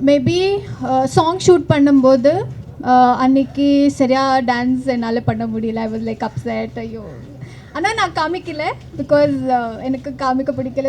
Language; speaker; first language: Tamil; non-native, learner; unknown